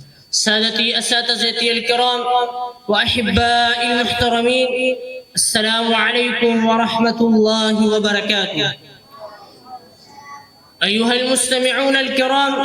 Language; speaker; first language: Arabic; non-native, learner; Urdu